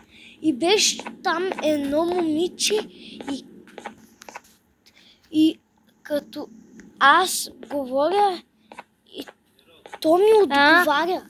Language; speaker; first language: Bulgarian; non-native, local second language; Turkish